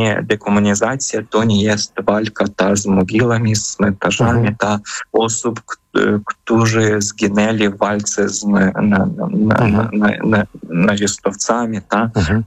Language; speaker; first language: Polish; non-native, fluent; Ukrainian